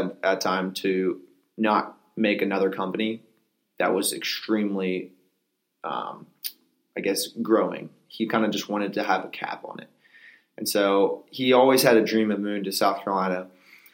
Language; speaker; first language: English; native; English